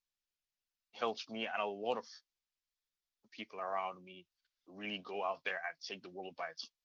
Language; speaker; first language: English; non-native, local second language; Yoruba